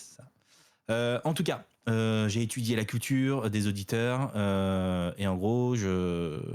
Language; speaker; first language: French; native; French